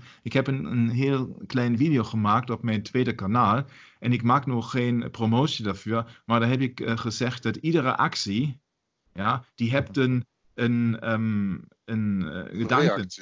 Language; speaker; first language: Dutch; non-native, learner; German